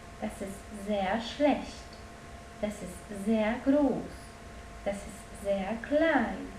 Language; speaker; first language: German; non-native, learner; Polish